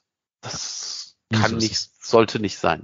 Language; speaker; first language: German; native; German